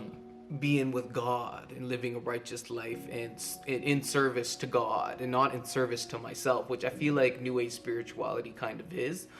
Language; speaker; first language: English; native; English